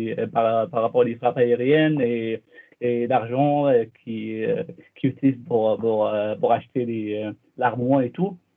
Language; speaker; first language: French; non-native, fluent; Arabic